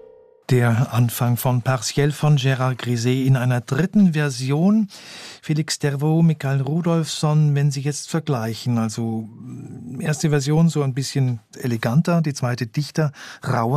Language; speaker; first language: German; native; German